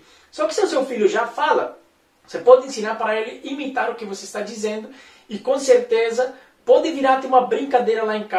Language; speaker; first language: Portuguese; non-native, fluent; Spanish